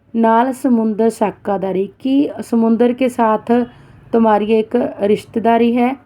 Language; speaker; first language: Hindi; non-native, local second language; Punjabi